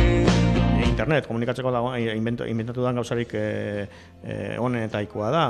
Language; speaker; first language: Basque; native; Basque